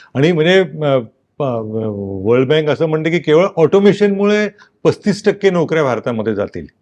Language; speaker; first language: Marathi; native; Marathi